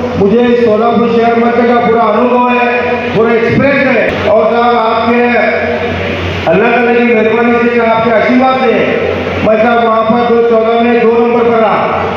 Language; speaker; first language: Hindi; native; Hindi